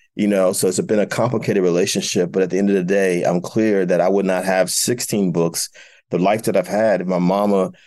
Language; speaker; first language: English; native; English